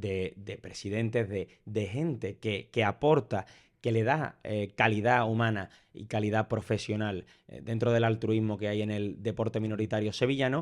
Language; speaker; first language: Spanish; native; Spanish